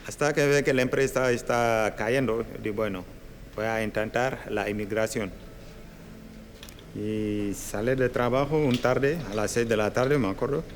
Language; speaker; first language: Spanish; non-native, local second language; Wolof